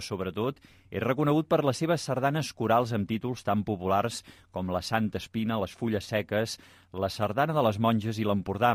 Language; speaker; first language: Catalan; native; Catalan